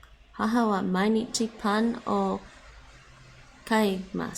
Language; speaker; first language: Japanese; non-native, learner; English